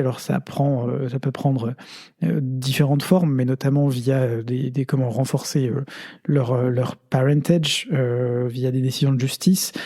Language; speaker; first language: French; native; French